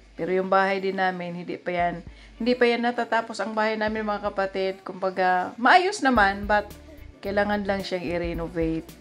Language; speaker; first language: Filipino; non-native, local second language; Cebuano